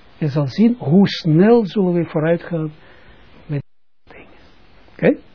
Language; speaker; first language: Dutch; non-native, fluent; Russian